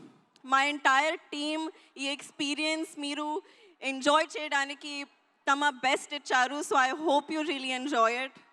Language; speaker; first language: Telugu; non-native, learner; Hindi